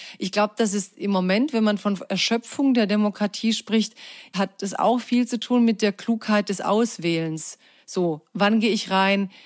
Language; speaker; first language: German; early bilingual, other home language; Croatian